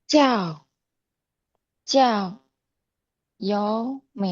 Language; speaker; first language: Chinese; non-native, learner; Indonesian